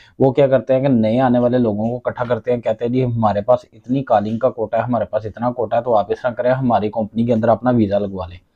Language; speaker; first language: Urdu; non-native, local second language; Punjabi